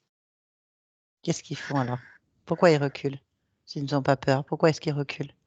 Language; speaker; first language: French; native; French